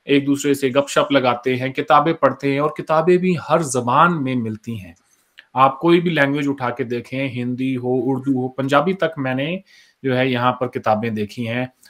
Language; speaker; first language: Hindi; native; Hindi